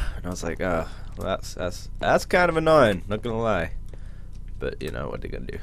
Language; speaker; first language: English; native; English